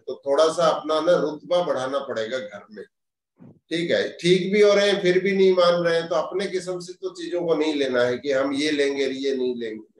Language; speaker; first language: Hindi; native; Hindi